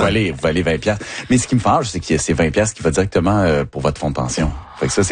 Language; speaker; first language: French; native; French